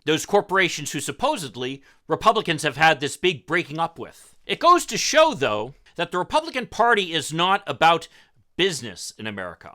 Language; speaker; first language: English; native; English